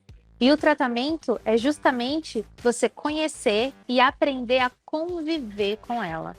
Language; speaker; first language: Portuguese; native; Portuguese